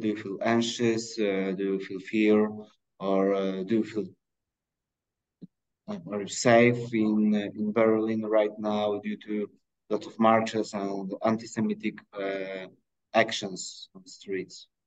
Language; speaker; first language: English; non-native, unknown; Polish